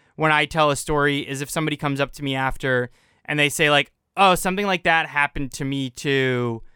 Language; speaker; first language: English; native; English